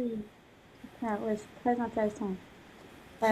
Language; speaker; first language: French; non-native, fluent; English